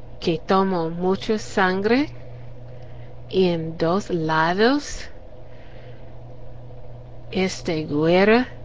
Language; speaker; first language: Spanish; non-native, learner; English